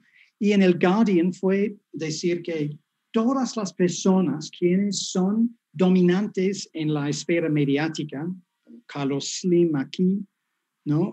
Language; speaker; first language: Spanish; non-native, fluent; English